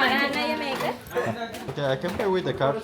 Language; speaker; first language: English; non-native, learner; Kazakh